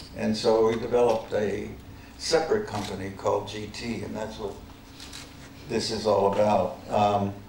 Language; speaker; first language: English; native; English